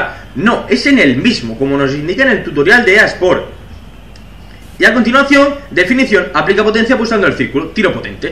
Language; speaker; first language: Spanish; native; Spanish